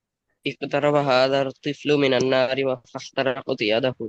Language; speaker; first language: Arabic; non-native, learner; Bangla